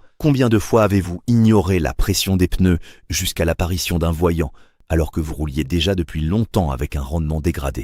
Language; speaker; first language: French; native; French